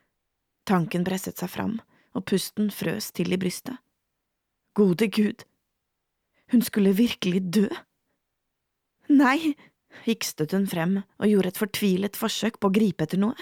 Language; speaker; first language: Norwegian; native; Norwegian